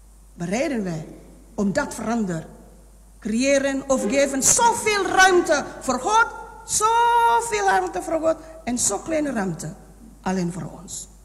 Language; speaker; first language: Dutch; non-native, fluent; Indonesian